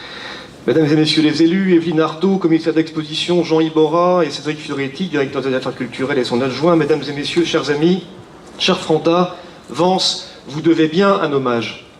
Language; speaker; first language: French; native; French